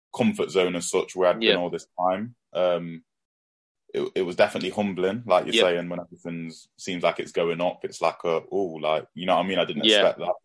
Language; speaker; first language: English; native; English